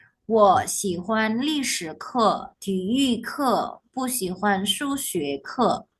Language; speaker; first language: Chinese; non-native, fluent; Indonesian